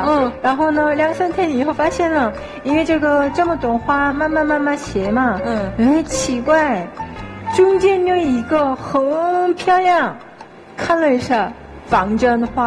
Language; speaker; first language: Chinese; non-native, fluent; English